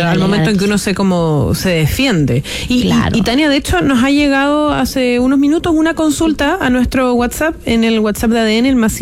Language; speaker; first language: Spanish; native; Spanish